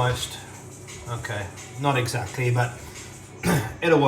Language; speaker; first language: English; native; English